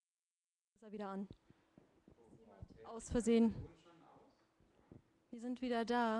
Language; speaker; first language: German; native; German